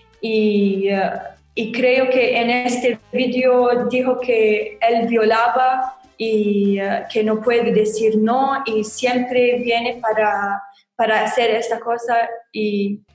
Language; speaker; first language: Spanish; non-native, learner; Arabic